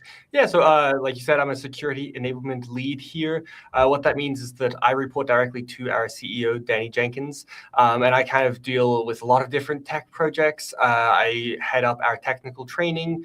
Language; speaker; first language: English; native; English